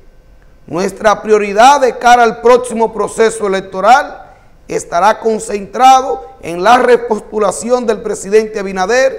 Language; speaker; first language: Spanish; native; Spanish